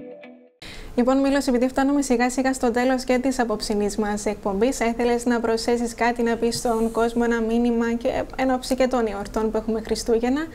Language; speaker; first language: Greek; native; Greek